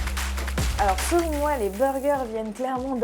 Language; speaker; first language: French; native; French